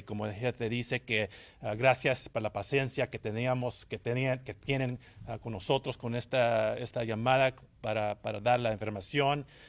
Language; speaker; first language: Spanish; early bilingual, heritage; English